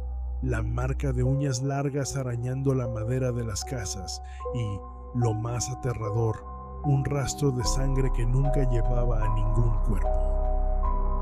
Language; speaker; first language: Spanish; native; Spanish